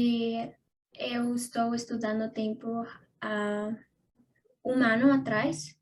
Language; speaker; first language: Portuguese; non-native, learner; Spanish